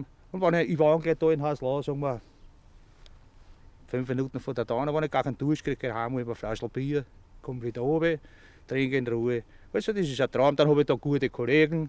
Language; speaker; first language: German; native; German